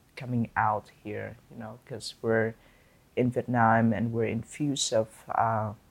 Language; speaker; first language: English; non-native, fluent; Vietnamese